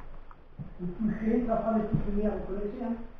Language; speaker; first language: French; native; French